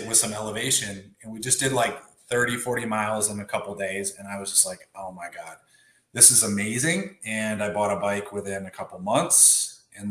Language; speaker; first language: English; native; English